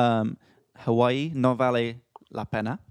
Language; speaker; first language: Spanish; non-native, learner; English